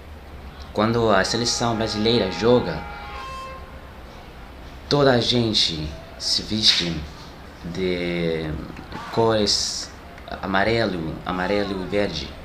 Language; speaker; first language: Portuguese; non-native, learner; French